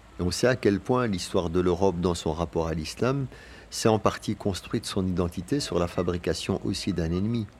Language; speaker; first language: French; early bilingual, other home language; Arabic